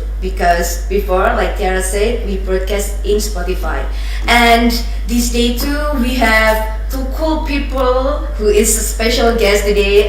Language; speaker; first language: English; non-native, learner; Indonesian